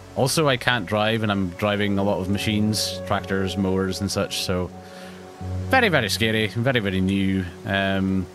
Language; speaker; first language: English; native; English